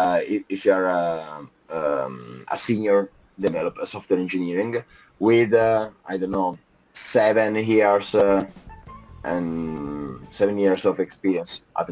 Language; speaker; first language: English; non-native, fluent; Italian